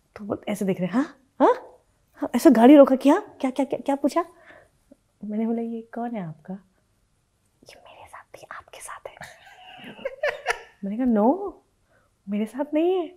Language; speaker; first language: Hindi; native; Hindi